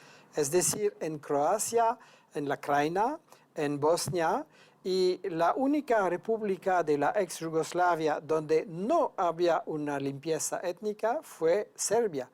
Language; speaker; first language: Spanish; non-native, fluent; French